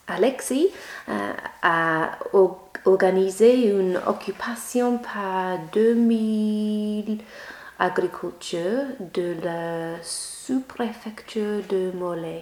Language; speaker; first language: French; non-native, learner; English